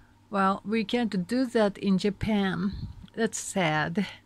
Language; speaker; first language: English; non-native, learner; Japanese